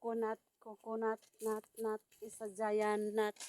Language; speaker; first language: English; non-native, learner; Filipino